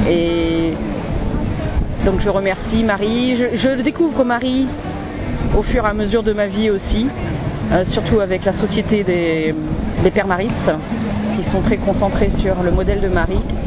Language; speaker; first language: French; native; French